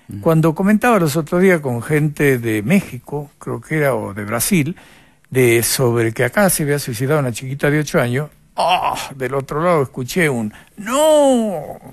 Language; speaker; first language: Spanish; native; Spanish